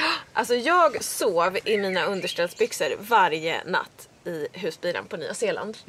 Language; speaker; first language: Swedish; native; Swedish